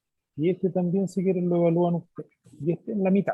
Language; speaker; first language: Spanish; native; Spanish